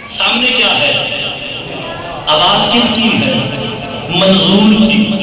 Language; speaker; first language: Urdu; non-native, local second language; Punjabi